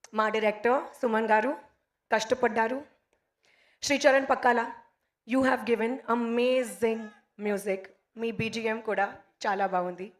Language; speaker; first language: Telugu; non-native, local second language; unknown